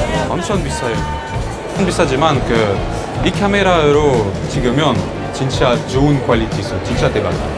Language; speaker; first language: Korean; non-native, learner; French